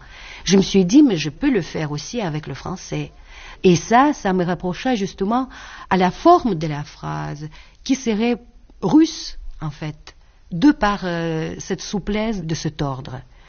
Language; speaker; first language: French; non-native, fluent; Russian